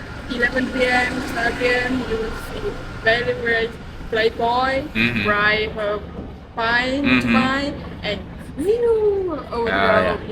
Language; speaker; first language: English; non-native, learner; Vietnamese